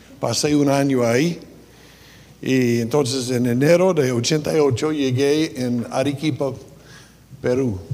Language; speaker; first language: Spanish; non-native, fluent; English